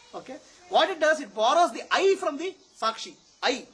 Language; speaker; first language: English; non-native, local second language; Kannada